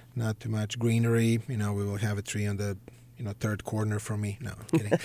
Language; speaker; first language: English; non-native, fluent; Serbian